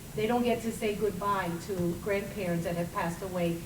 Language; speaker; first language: English; early bilingual, other home language; Spanish